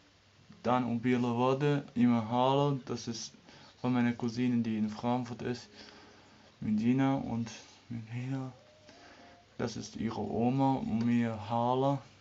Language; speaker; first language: German; early bilingual, other home language; Serbian